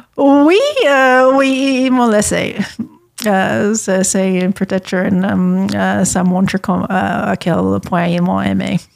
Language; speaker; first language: French; non-native, fluent; English